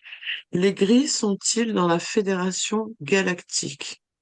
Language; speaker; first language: French; native; French